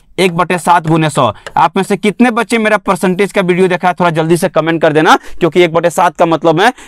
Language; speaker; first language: Hindi; native; Hindi